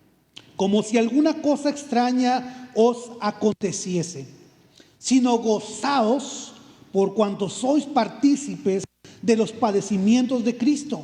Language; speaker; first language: Spanish; native; Spanish